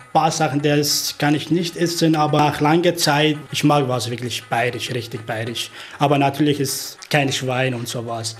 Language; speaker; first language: German; non-native, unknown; Arabic